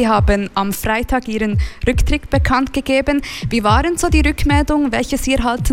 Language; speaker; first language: German; native; German